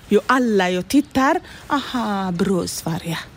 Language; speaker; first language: Swedish; non-native, learner; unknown